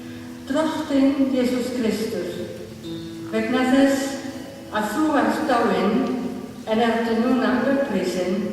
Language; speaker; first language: Icelandic; non-native, learner; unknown